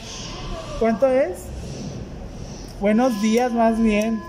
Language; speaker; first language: Spanish; native; Spanish